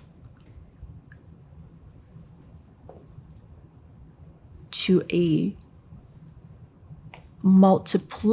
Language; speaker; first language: English; non-native, fluent; Chinese